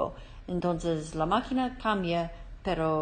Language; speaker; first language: Spanish; non-native, learner; English